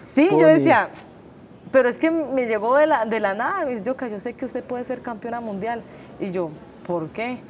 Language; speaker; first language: Spanish; native; Spanish